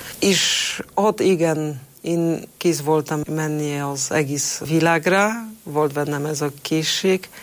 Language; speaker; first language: Hungarian; non-native, fluent; Polish